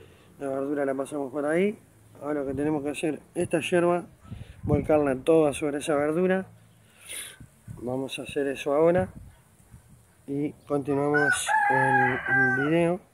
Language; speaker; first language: Spanish; native; Spanish